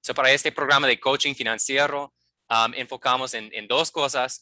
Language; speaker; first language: Spanish; non-native, fluent; English